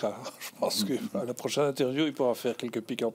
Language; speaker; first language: French; native; French